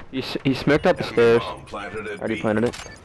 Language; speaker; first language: English; native; English